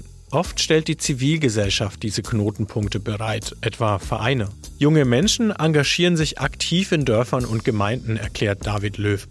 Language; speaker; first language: German; native; German